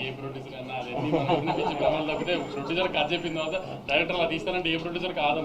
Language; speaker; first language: Telugu; native; Telugu